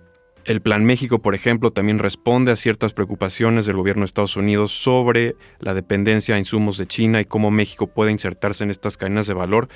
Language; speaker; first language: Spanish; native; Spanish